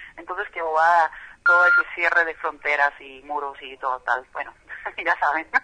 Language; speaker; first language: Spanish; non-native, fluent; Dutch